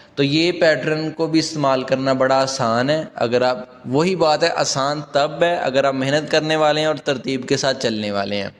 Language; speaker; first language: Urdu; non-native, local second language; Punjabi